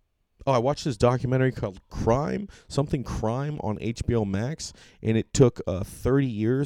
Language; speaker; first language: English; native; English